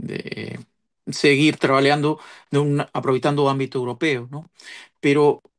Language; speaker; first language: Portuguese; non-native, fluent; Spanish